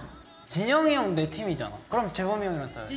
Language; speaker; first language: Japanese; non-native, learner; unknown